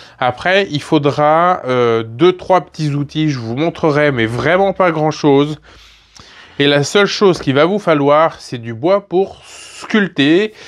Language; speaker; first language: French; native; French